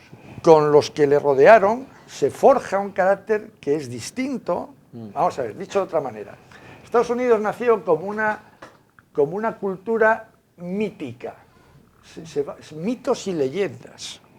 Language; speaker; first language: Spanish; native; Spanish